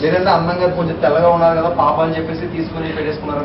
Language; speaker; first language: Telugu; native; Telugu